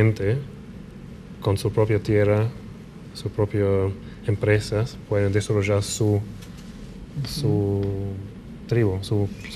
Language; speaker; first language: Spanish; non-native, fluent; English